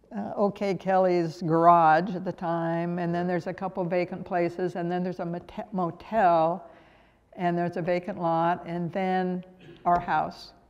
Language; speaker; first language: English; native; English